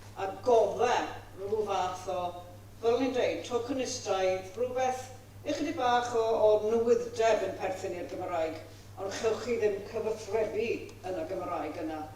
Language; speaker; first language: Welsh; non-native, fluent; English